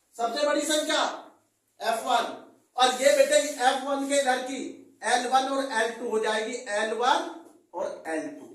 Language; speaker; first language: Hindi; native; Hindi